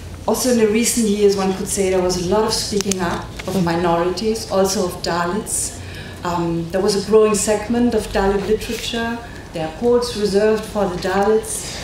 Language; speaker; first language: English; non-native, fluent; German